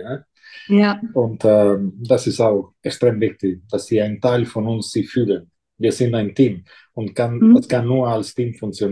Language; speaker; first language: German; non-native, fluent; Italian